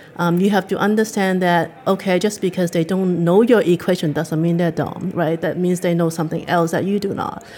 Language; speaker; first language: English; non-native, local second language; Cantonese